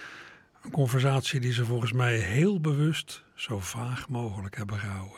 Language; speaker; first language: Dutch; native; Dutch